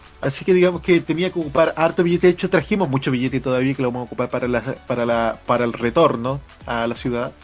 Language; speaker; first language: Spanish; native; Spanish